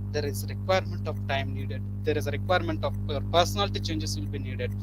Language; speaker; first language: English; non-native, local second language; Kannada